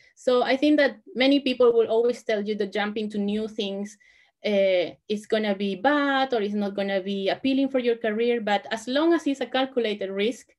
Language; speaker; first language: English; non-native, fluent; Spanish